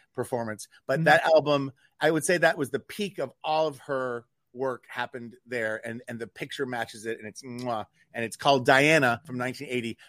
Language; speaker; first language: English; native; English